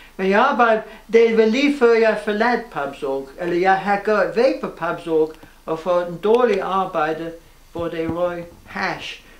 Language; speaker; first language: Danish; non-native, fluent; English